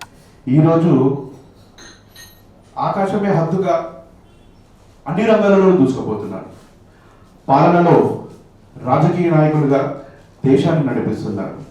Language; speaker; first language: Telugu; native; Telugu